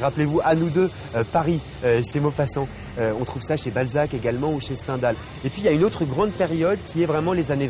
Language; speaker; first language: French; native; French